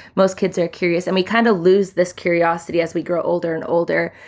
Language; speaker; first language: English; early bilingual, other home language; Hindi